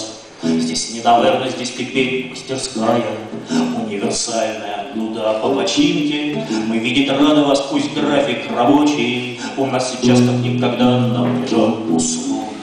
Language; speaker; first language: Russian; native; Russian